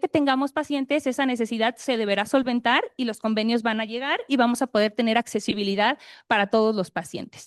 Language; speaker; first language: Spanish; native; Spanish